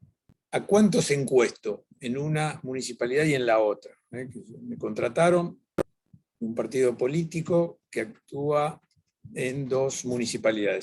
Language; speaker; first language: Spanish; native; Spanish